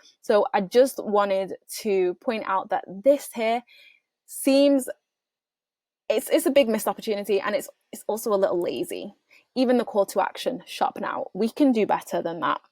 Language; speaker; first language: English; native; English